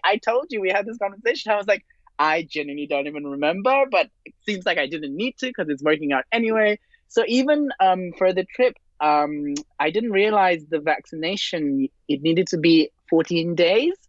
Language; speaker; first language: English; non-native, fluent; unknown